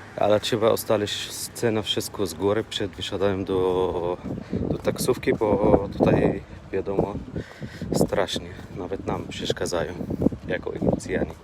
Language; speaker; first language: Polish; non-native, learner; Arabic